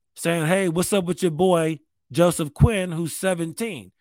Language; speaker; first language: English; native; English